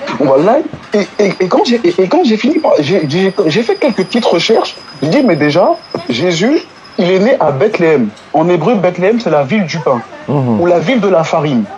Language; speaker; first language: French; non-native, local second language; Wolof